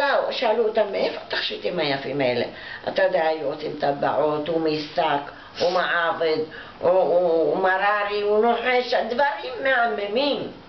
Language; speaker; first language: Hebrew; non-native, fluent; Arabic